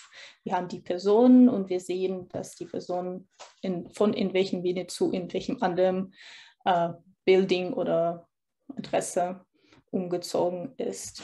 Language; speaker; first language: German; non-native, fluent; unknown